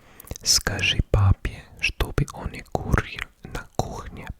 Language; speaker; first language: Russian; non-native, learner; English